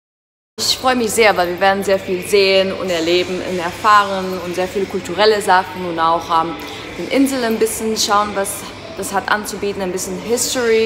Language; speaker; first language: German; non-native, fluent; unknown